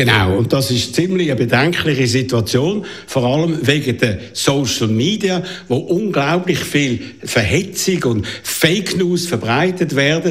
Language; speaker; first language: German; native; German